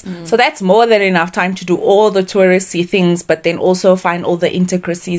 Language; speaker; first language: English; native; English